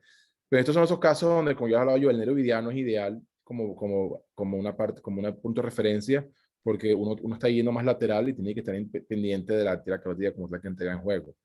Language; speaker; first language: Spanish; native; Spanish